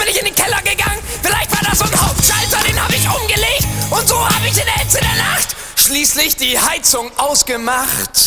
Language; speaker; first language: German; native; German